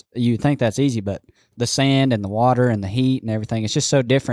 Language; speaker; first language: English; native; English